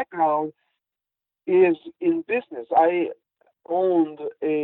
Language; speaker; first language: English; non-native, fluent; Italian